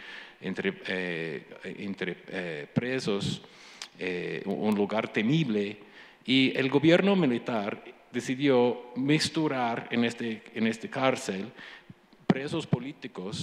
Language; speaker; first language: Spanish; non-native, fluent; English